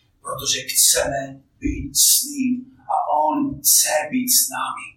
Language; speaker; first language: Czech; non-native, fluent; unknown